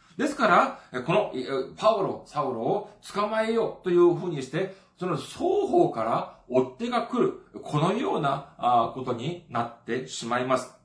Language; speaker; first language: Japanese; non-native, fluent; Korean